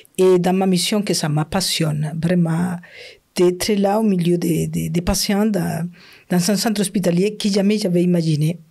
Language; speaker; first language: French; non-native, fluent; Spanish